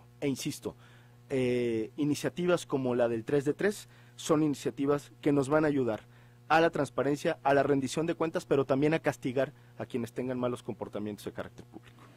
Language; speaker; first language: Spanish; native; Spanish